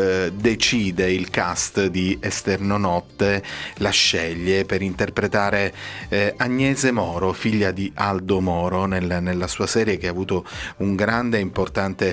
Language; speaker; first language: Italian; native; Italian